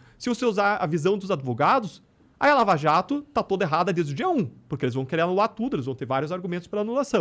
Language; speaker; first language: Portuguese; native; Portuguese